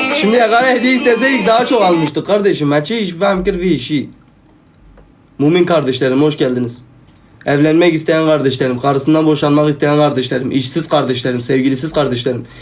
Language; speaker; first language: Turkish; native; Turkish